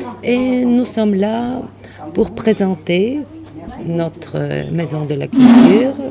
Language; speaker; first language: French; non-native, fluent; Bulgarian